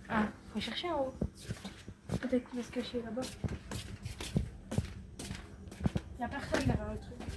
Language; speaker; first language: French; native; French